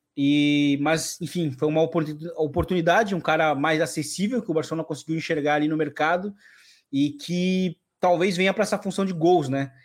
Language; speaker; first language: Portuguese; native; Portuguese